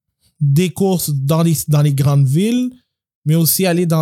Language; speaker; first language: French; native; French